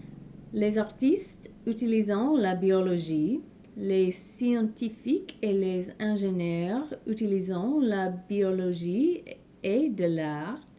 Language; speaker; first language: French; non-native, learner; English